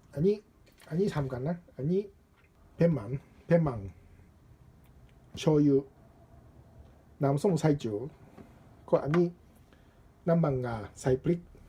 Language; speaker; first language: Thai; non-native, learner; Japanese